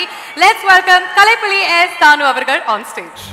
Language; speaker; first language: Tamil; native; Tamil